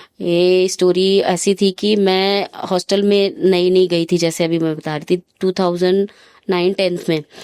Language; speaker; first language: Hindi; native; Hindi